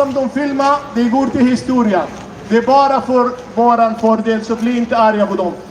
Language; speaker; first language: Swedish; non-native, fluent; Arabic